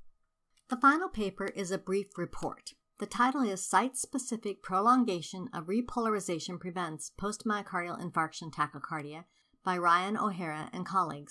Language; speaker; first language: English; native; English